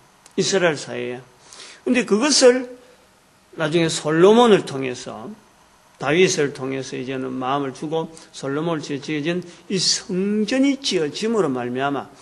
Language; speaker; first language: Korean; native; Korean